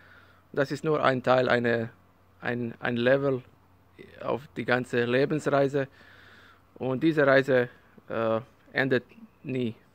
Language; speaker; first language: German; non-native, learner; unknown